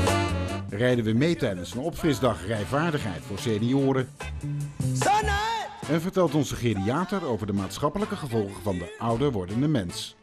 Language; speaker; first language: Dutch; native; Dutch